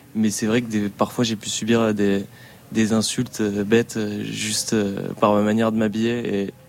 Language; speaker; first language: French; native; French